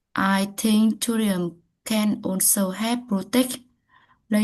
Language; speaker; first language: English; non-native, learner; Vietnamese